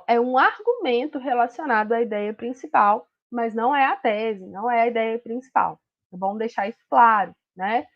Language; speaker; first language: Portuguese; native; Portuguese